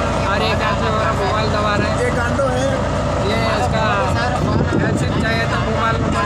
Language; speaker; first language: Hindi; non-native, local second language; Odia